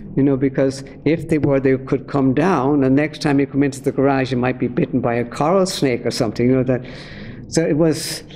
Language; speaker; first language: English; native; English